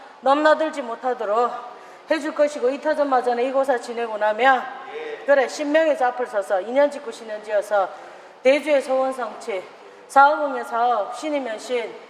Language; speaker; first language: Korean; native; Korean